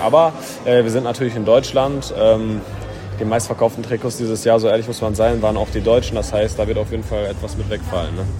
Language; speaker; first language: German; native; German